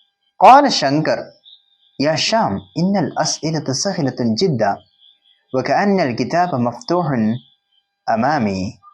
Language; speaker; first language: Arabic; non-native, fluent; Malayalam